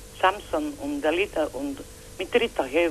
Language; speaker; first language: German; non-native, learner; Croatian